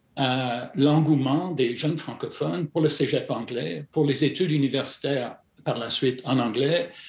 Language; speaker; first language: French; non-native, fluent; English